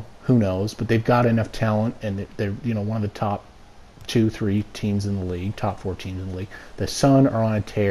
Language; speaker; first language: English; native; English